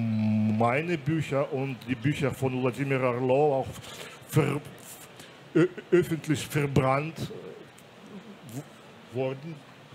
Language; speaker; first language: German; non-native, fluent; Belarusian